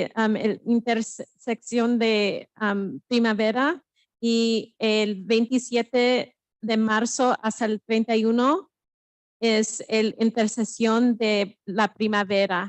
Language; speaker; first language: Spanish; early bilingual, heritage; Spanish